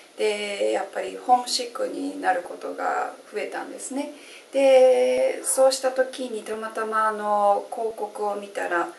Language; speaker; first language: Japanese; native; Japanese